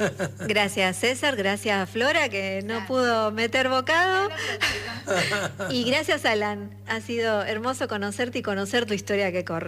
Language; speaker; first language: Spanish; native; Spanish